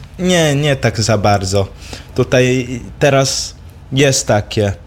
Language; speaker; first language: Polish; early bilingual, heritage; English